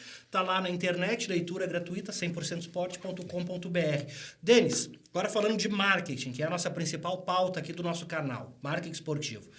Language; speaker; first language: Portuguese; native; Portuguese